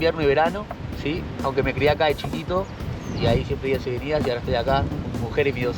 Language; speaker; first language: Spanish; native; Spanish